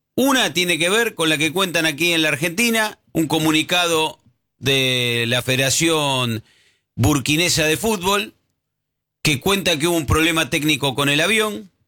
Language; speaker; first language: Spanish; native; Spanish